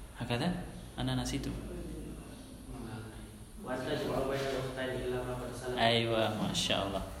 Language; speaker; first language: Arabic; non-native, fluent; Indonesian